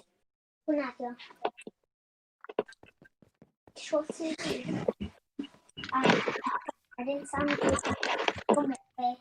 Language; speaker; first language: Welsh; non-native, local second language; English